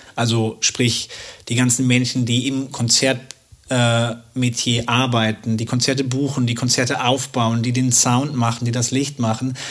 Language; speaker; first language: German; native; German